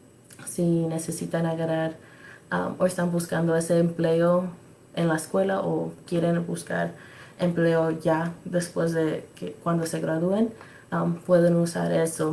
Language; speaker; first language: Spanish; early bilingual, other home language; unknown